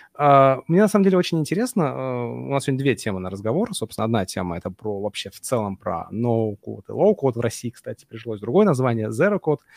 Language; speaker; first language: Russian; native; Russian